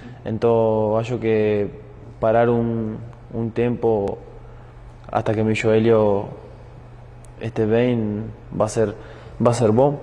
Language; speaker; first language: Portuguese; non-native, fluent; Spanish